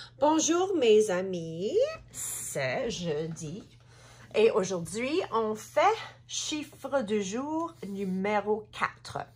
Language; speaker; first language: French; non-native, learner; English